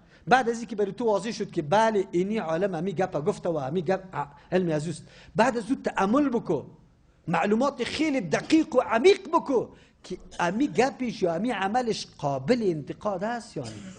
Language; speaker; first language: Persian; native; Persian